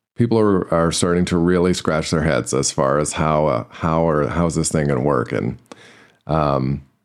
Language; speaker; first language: English; native; English